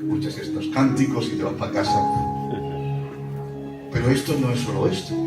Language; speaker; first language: Spanish; native; Spanish